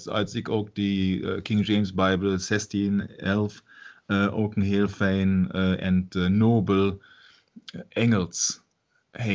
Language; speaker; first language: Dutch; non-native, local second language; German